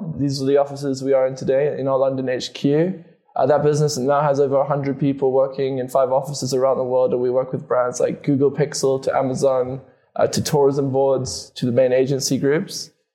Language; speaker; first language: English; native; English